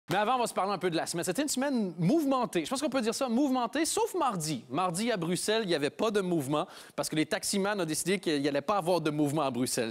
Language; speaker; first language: French; native; French